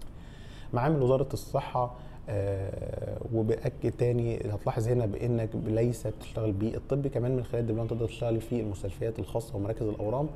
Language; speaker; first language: Arabic; native; Arabic